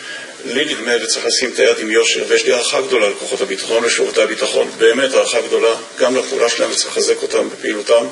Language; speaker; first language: Hebrew; native; Hebrew